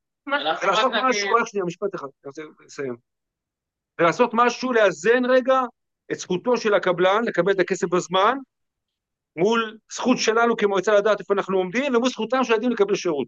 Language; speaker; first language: Hebrew; native; Hebrew